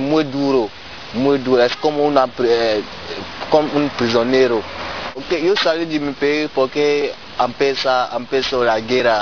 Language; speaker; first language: Spanish; non-native, learner; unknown